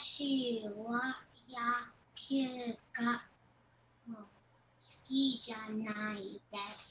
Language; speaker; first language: Japanese; non-native, learner; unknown